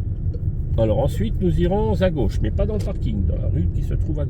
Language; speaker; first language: French; native; French